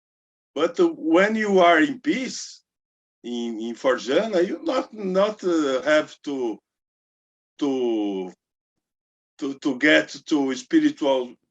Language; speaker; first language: English; non-native, learner; Portuguese